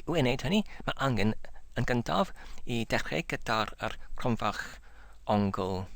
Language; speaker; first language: Welsh; non-native, learner; English